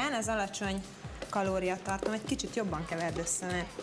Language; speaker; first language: Hungarian; native; Hungarian